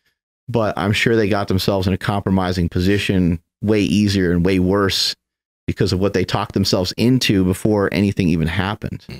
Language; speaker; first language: English; native; English